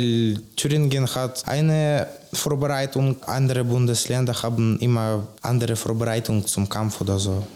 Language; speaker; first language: German; non-native, learner; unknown